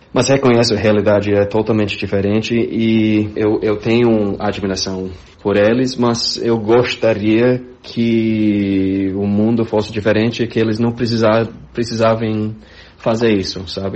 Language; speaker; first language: Portuguese; non-native, fluent; English